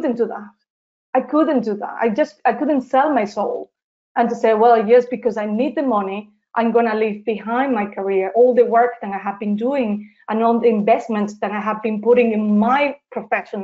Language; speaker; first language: English; non-native, fluent; Spanish